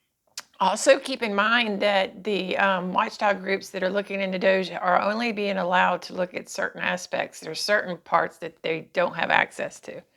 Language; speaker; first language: English; native; English